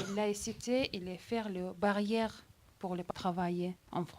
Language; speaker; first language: French; non-native, learner; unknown